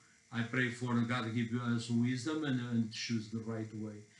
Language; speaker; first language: English; non-native, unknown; Portuguese